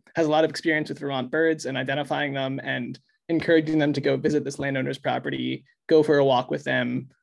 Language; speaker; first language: English; native; English